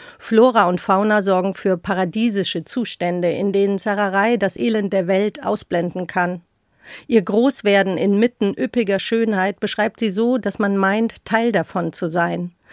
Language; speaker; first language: German; native; German